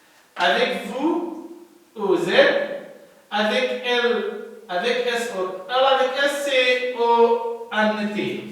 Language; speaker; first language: French; non-native, learner; Arabic